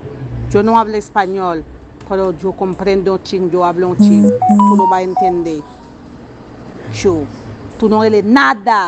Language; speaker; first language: Spanish; non-native, learner; Haitian Creole